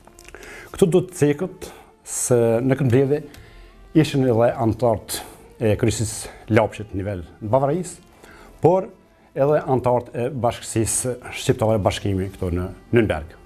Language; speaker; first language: Albanian; native; Albanian